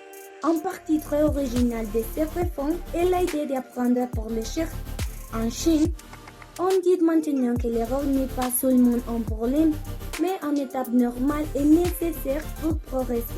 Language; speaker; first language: French; non-native, learner; Spanish